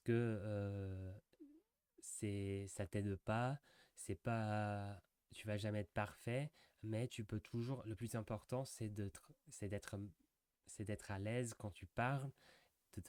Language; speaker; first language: French; non-native, fluent; English